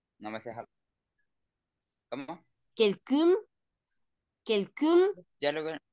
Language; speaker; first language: French; non-native, learner; Spanish